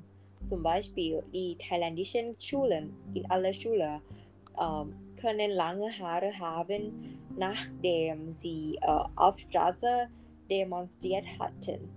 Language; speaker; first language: German; non-native, learner; Thai